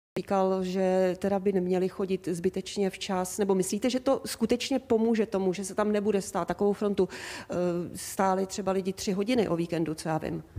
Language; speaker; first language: Czech; native; Czech